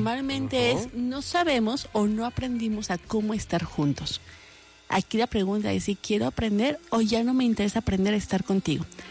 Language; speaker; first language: Spanish; native; Spanish